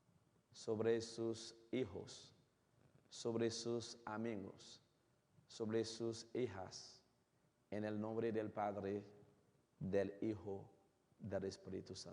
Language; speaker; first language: Spanish; non-native, fluent; Haitian Creole